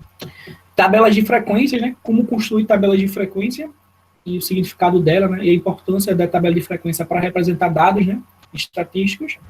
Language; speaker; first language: Portuguese; native; Portuguese